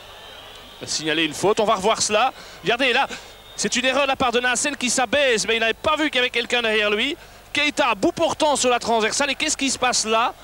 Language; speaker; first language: French; native; French